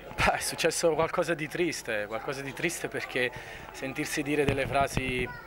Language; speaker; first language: Italian; native; Italian